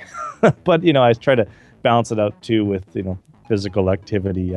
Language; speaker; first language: English; native; English